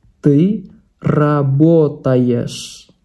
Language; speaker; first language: Russian; non-native, fluent; Indonesian